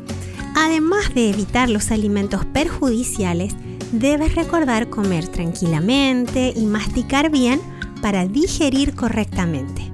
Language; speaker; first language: Spanish; native; Spanish